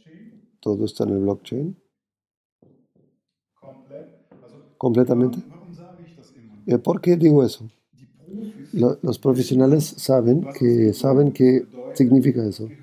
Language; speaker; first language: Spanish; non-native, fluent; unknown